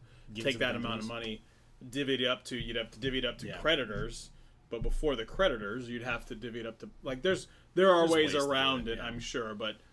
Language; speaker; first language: English; native; English